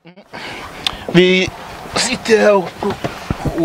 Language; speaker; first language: Swedish; non-native, learner; Lingala